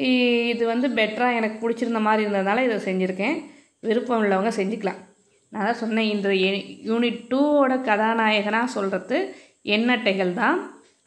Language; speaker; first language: Tamil; native; Tamil